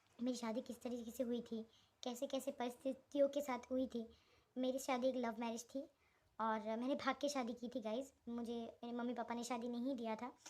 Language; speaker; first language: Hindi; non-native, local second language; Assamese